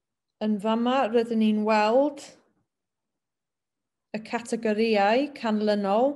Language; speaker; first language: Welsh; native; Welsh